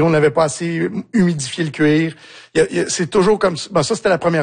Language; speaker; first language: French; native; French